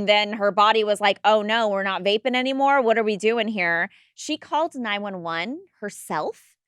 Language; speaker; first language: English; native; English